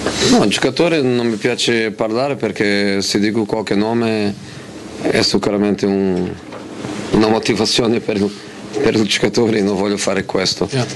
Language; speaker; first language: Italian; non-native, fluent; Portuguese